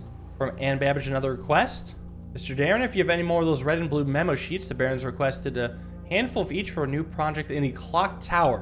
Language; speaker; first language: English; native; English